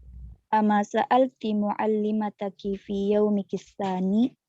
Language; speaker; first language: Arabic; non-native, learner; Indonesian